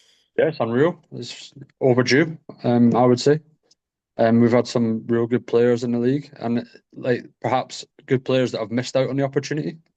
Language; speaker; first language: English; native; English